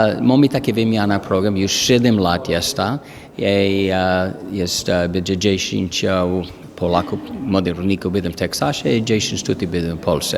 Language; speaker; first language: Polish; non-native, learner; English